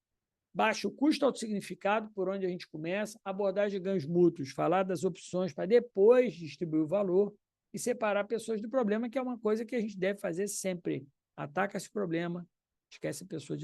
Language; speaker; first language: Portuguese; native; Portuguese